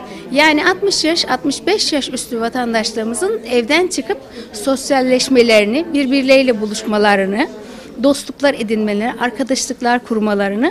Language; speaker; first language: Turkish; native; Turkish